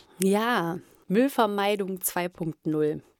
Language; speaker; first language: German; native; German